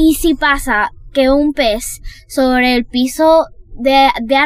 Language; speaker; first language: Spanish; early bilingual, heritage; Spanish